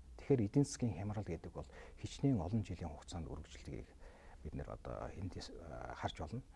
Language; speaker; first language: Mongolian; native; Mongolian